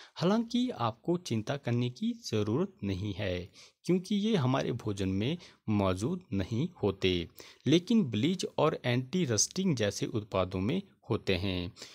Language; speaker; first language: Hindi; native; Hindi